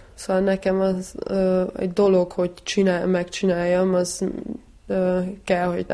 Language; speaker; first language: Hungarian; early bilingual, heritage; Hungarian